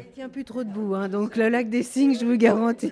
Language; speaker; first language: French; native; French